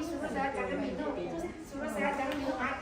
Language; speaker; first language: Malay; non-native, local second language; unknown